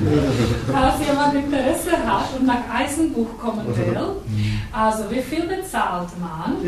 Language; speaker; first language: German; non-native, fluent; Czech